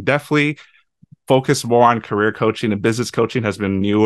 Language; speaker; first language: English; native; English